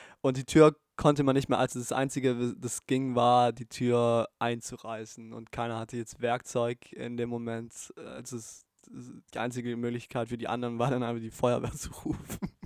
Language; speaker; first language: German; native; German